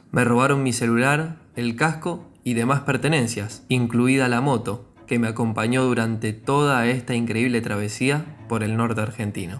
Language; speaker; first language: Spanish; native; Spanish